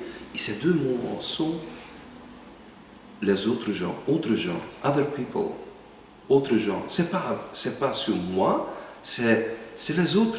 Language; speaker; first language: French; non-native, local second language; Dutch